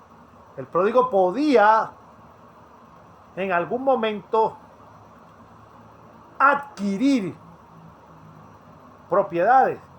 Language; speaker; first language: Spanish; native; Spanish